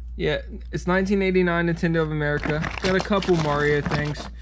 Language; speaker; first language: English; native; English